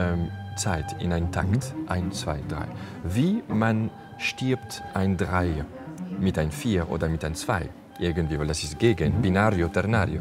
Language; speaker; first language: German; non-native, fluent; French